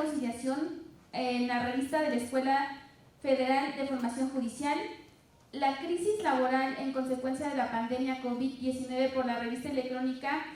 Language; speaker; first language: Spanish; native; Spanish